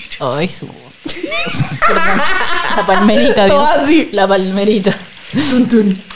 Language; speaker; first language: Spanish; native; Spanish